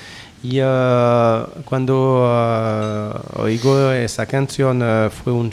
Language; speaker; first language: Spanish; non-native, learner; French